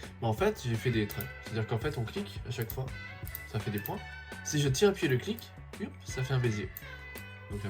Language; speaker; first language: French; native; French